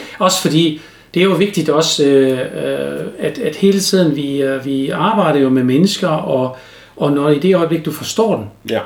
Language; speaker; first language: Danish; non-native, fluent; German